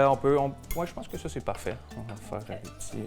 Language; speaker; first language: French; native; French